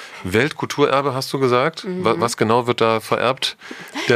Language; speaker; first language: German; native; German